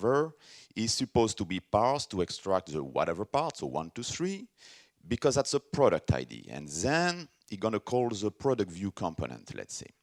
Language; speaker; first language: English; non-native, fluent; French